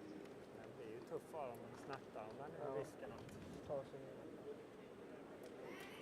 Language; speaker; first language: Swedish; native; Swedish